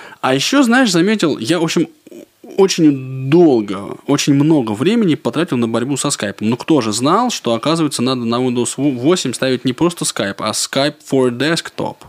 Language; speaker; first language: Russian; native; Russian